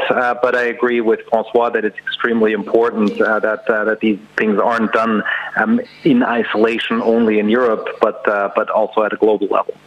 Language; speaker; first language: English; non-native, fluent; German